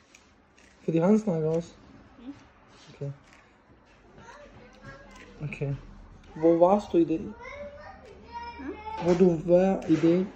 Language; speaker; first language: Danish; non-native, learner; Serbian